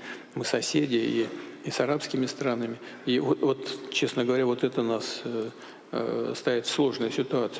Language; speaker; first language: Russian; native; Russian